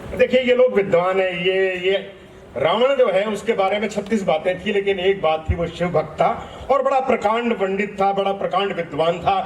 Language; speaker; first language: Hindi; non-native, local second language; Punjabi